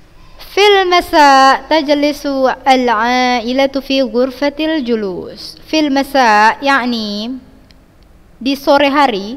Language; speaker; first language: Arabic; non-native, fluent; Indonesian